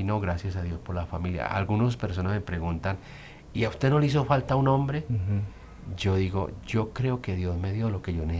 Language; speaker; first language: Spanish; native; Spanish